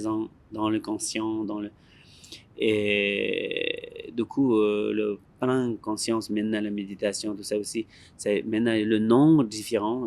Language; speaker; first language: French; non-native, learner; Tibetan